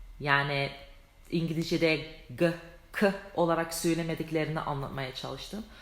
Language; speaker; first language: Turkish; early bilingual, heritage; Turkish